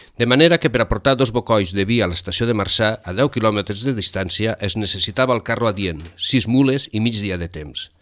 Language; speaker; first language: Catalan; native; Catalan